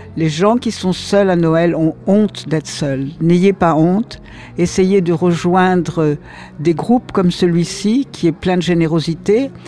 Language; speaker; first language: French; native; French